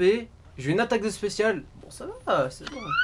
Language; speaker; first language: French; native; French